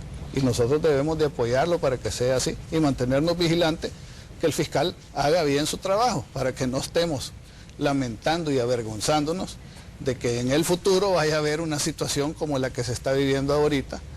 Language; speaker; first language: Spanish; native; Spanish